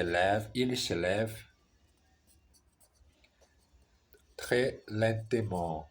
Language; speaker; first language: French; non-native, learner; Portuguese